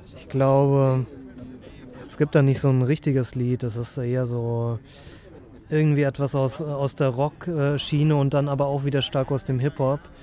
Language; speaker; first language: German; native; German